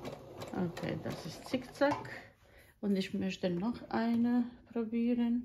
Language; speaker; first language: German; non-native, fluent; Croatian